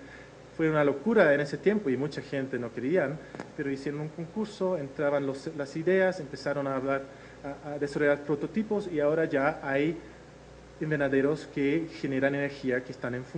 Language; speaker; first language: Spanish; non-native, fluent; Dutch